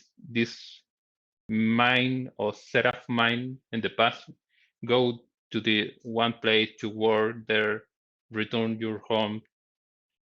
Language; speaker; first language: English; non-native, learner; Spanish